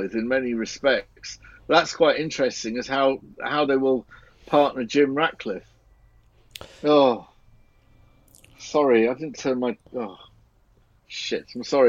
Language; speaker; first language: English; native; English